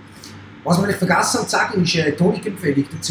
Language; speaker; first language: German; native; German